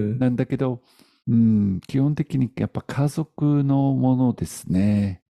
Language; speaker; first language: Japanese; non-native, fluent; English